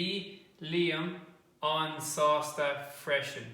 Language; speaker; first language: Irish; non-native, local second language; English